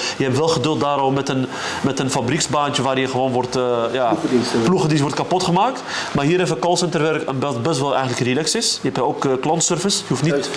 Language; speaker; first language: Dutch; early bilingual, other home language; Arabic